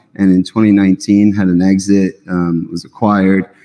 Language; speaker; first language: English; native; English